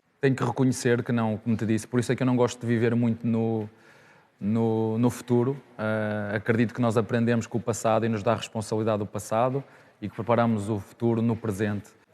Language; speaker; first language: Portuguese; native; Portuguese